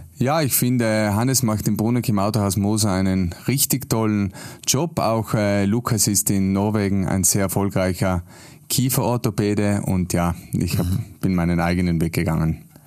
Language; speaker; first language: German; native; German